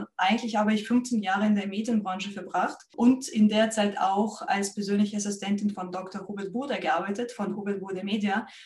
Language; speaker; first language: German; non-native, fluent; Russian